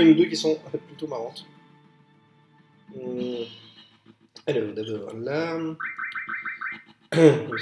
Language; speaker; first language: French; native; French